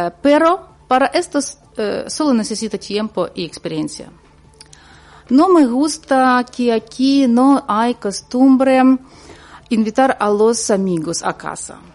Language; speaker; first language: Spanish; non-native, learner; Ukrainian